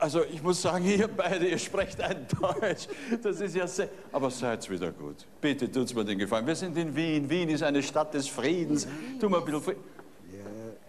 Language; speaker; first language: German; native; German